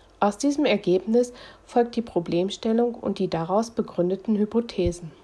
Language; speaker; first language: German; native; German